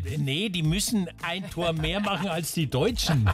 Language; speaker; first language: German; native; German